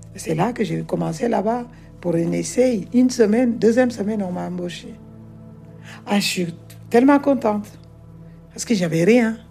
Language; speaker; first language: French; non-native, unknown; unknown